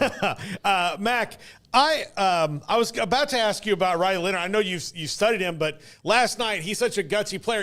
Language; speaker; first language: English; native; English